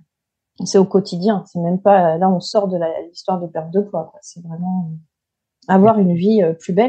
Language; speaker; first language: French; native; French